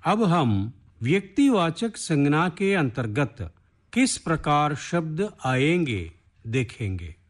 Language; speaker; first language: Hindi; non-native, local second language; Telugu